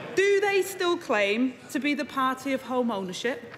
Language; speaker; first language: English; native; English